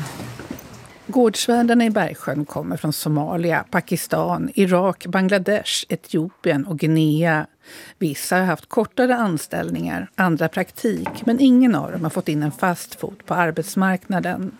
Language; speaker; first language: Swedish; native; Swedish